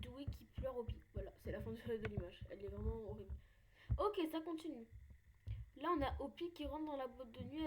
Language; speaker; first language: French; native; French